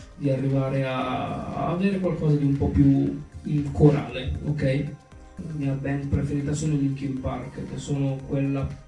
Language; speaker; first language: Italian; native; Italian